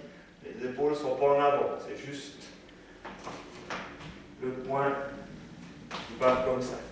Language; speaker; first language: French; native; French